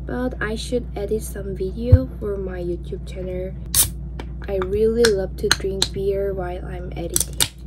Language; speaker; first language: English; non-native, learner; Korean